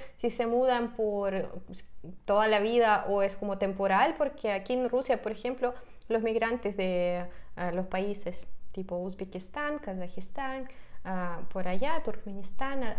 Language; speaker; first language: Spanish; non-native, fluent; Russian